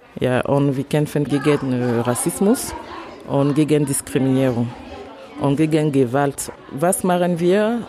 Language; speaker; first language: German; non-native, learner; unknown